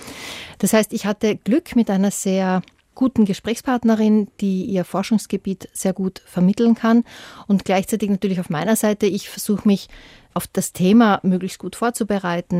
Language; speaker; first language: German; native; German